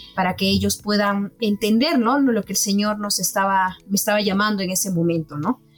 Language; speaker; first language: Spanish; native; Spanish